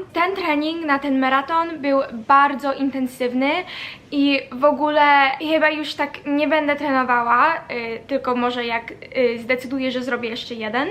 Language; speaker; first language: Polish; early bilingual, heritage; Polish